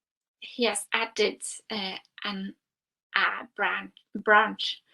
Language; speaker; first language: English; non-native, fluent; Norwegian